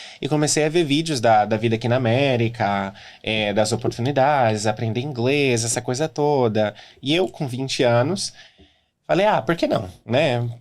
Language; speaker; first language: Portuguese; native; Portuguese